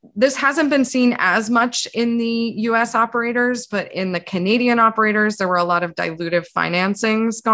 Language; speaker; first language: English; native; English